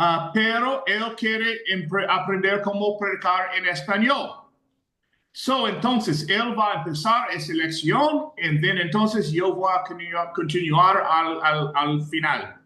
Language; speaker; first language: Spanish; non-native, fluent; English